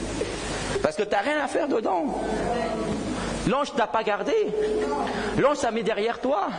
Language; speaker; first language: French; non-native, fluent; Spanish